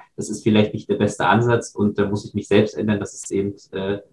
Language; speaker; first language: German; native; German